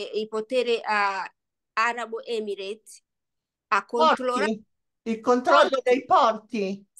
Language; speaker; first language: Italian; non-native, learner; Swahili